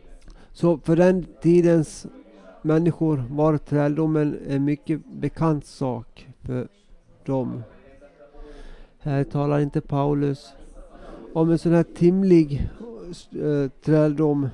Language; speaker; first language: Swedish; non-native, local second language; Finnish